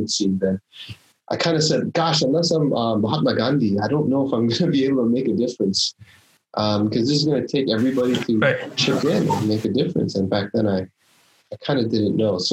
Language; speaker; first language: English; non-native, local second language; Korean